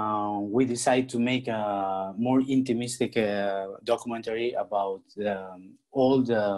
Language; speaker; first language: English; non-native, learner; Spanish